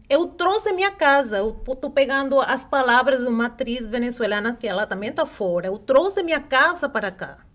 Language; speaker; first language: Portuguese; non-native, fluent; Spanish